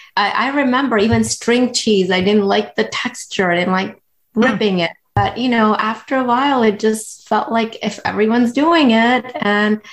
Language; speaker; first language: English; early bilingual, other home language; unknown